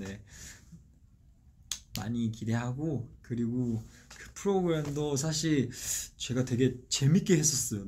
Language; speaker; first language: Korean; non-native, fluent; Chinese